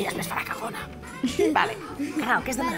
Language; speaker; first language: Catalan; native; Catalan